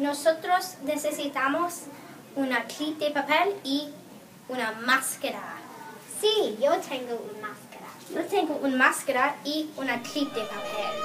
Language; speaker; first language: Spanish; non-native, learner; English